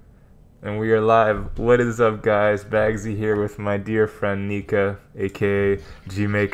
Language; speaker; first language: English; native; English